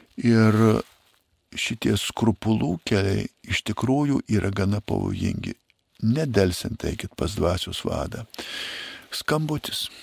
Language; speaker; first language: Lithuanian; native; Lithuanian